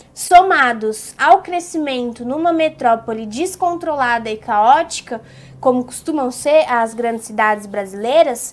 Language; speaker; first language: Portuguese; native; Portuguese